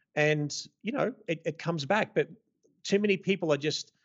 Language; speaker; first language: English; native; English